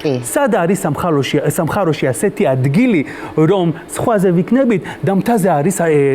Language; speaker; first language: Georgian; non-native, learner; Hebrew